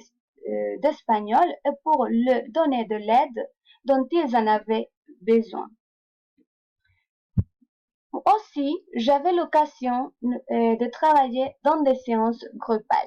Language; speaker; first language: French; non-native, fluent; Spanish